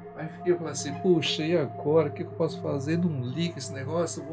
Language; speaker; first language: Portuguese; non-native, local second language; Japanese